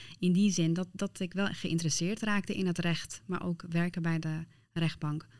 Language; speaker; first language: Dutch; early bilingual, other home language; Persian